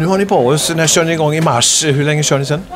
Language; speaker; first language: Swedish; native; Swedish